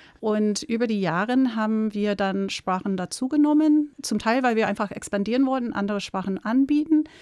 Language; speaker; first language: German; non-native, fluent; English